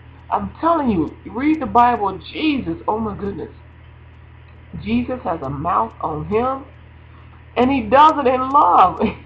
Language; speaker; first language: English; native; English